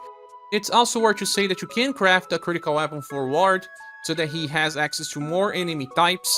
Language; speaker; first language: English; non-native, fluent; Portuguese